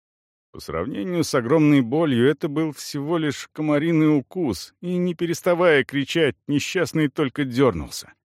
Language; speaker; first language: Russian; native; Russian